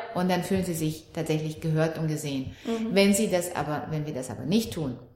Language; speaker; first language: German; early bilingual, other home language; Romanian